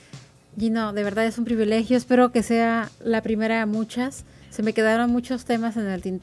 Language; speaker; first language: Spanish; native; Spanish